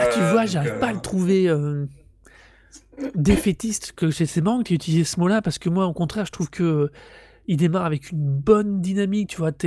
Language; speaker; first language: French; native; French